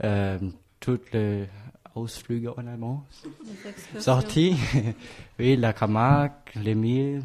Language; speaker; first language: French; non-native, learner; German